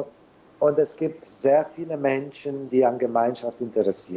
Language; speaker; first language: German; non-native, fluent; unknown